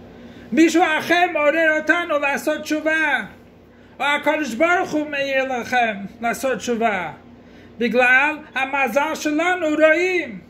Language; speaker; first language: Hebrew; non-native, fluent; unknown